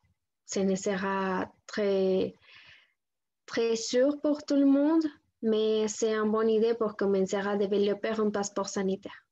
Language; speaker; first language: French; non-native, learner; Spanish